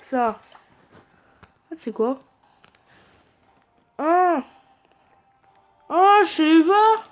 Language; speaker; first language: French; native; French